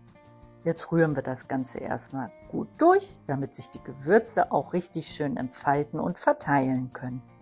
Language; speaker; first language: German; native; German